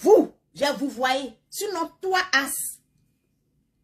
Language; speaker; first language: French; non-native, local second language; Baoulé